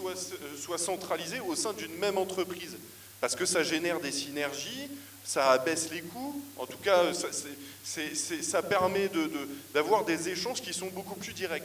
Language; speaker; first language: French; native; French